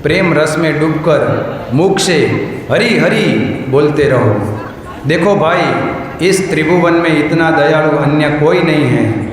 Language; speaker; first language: Hindi; non-native, local second language; Gujarati